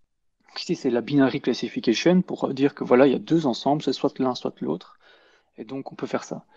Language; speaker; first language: French; native; French